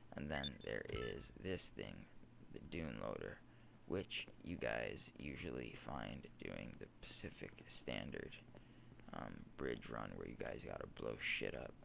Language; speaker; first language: English; native; English